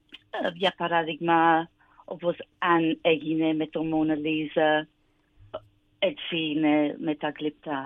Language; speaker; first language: Greek; non-native, learner; English